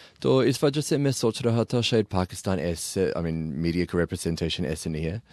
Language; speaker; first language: Urdu; non-native, learner; English